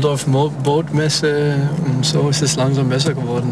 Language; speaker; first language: German; non-native, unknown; English